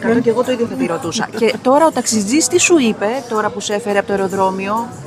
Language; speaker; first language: Greek; native; Greek